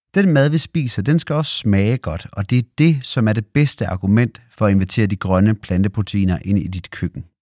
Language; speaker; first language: Danish; native; Danish